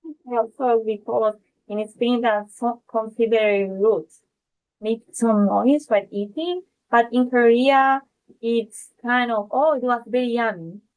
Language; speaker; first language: English; non-native, fluent; Spanish